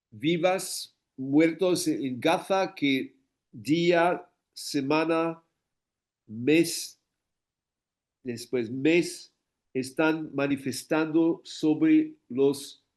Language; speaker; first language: Spanish; non-native, fluent; English